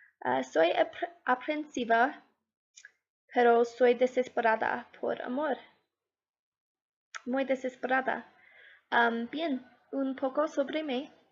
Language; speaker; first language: Spanish; non-native, learner; English